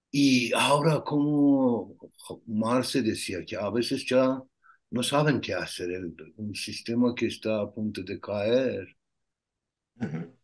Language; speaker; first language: Spanish; non-native, learner; Persian